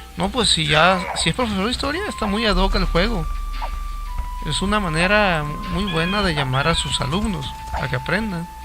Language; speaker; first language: Spanish; native; Spanish